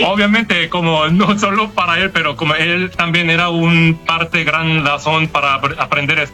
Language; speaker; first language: Spanish; non-native, learner; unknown